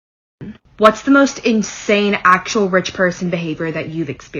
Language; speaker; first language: English; native; English